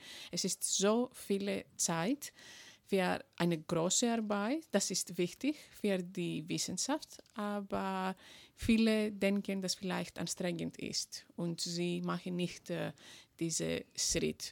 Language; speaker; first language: German; non-native, fluent; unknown